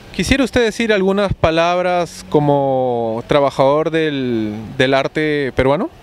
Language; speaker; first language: Spanish; native; Spanish